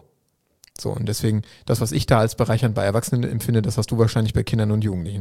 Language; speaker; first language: German; native; German